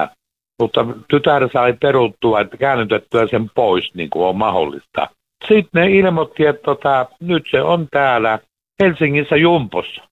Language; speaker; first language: Finnish; native; Finnish